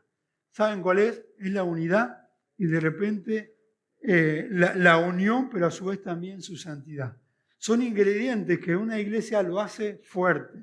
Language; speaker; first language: Spanish; native; Spanish